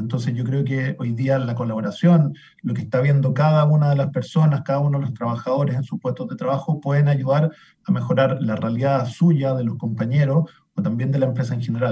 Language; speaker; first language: Spanish; native; Spanish